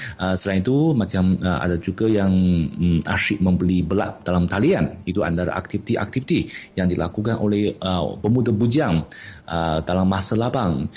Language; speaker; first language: Malay; non-native, fluent; Chinese